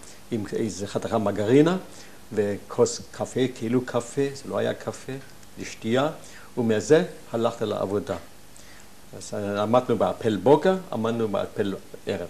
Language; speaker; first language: Hebrew; non-native, fluent; German